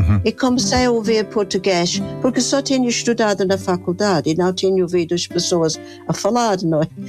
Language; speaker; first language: Portuguese; non-native, fluent; English